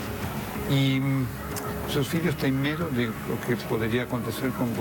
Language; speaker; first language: Portuguese; non-native, learner; Spanish